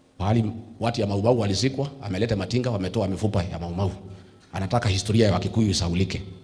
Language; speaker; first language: Swahili; non-native, local second language; Kikuyu